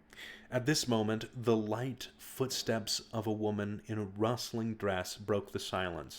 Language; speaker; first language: English; native; English